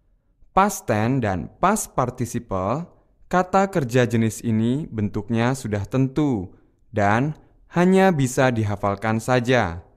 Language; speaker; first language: Indonesian; native; Indonesian